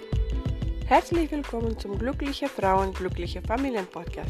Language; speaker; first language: German; non-native, fluent; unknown